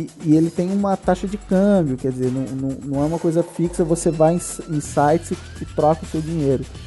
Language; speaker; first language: Portuguese; native; Portuguese